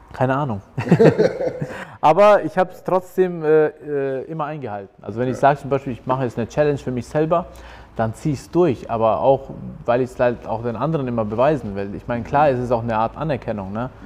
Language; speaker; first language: German; early bilingual, other home language; Albanian